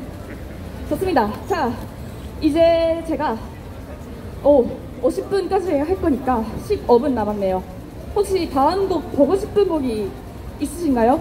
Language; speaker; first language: Korean; non-native, fluent; Japanese